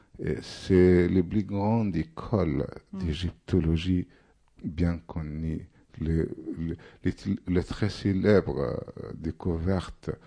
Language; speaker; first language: French; non-native, fluent; Arabic